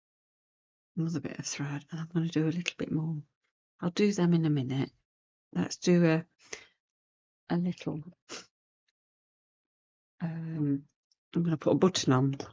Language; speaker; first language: English; native; English